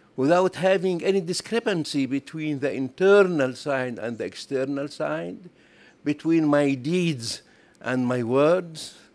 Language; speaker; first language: English; non-native, fluent; Arabic